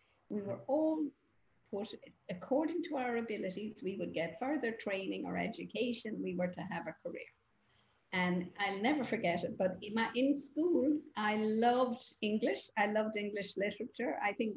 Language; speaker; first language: English; native; English